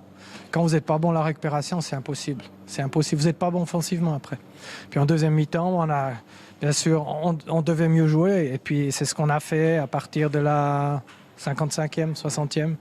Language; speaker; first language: French; native; French